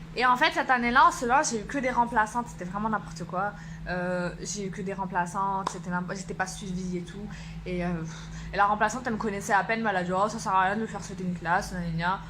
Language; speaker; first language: French; early bilingual, other home language; Arabic